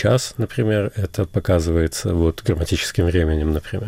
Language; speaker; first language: Russian; native; Russian